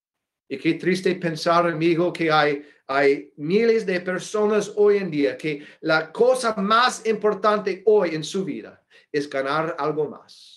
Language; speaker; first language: Spanish; non-native, fluent; English